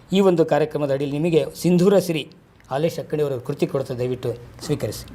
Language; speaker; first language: Kannada; native; Kannada